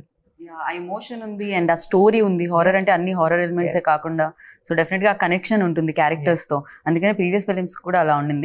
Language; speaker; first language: Telugu; native; Telugu